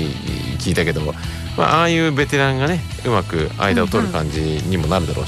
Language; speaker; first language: Japanese; native; Japanese